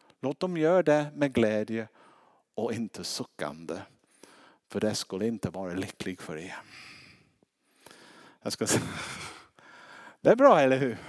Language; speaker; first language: Swedish; non-native, fluent; English